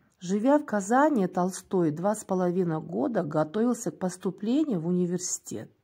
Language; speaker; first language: Russian; non-native, local second language; Kyrgyz